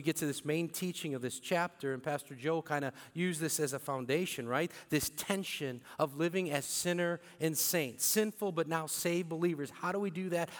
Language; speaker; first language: English; early bilingual, other home language; Bikol